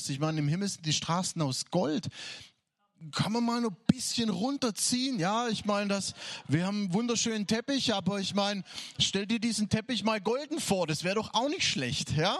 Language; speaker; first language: German; native; German